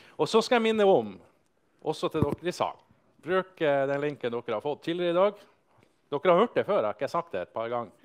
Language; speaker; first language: Norwegian; native; Norwegian